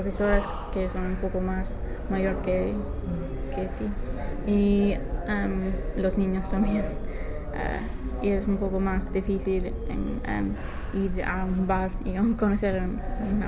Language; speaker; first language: Spanish; non-native, fluent; English